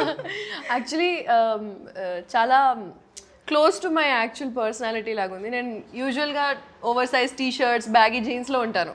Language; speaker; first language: Telugu; non-native, local second language; Urdu